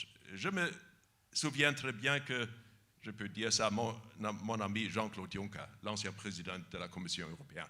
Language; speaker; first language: French; non-native, fluent; German